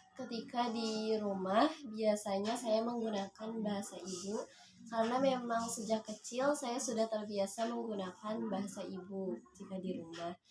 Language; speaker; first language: Indonesian; non-native, local second language; Sundanese